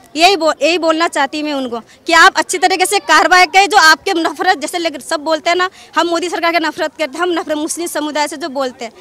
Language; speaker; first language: Hindi; native; Hindi